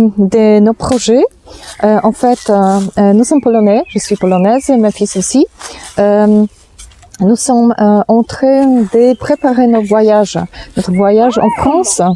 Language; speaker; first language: French; non-native, fluent; Polish